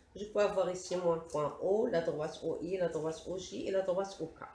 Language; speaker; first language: French; non-native, local second language; Arabic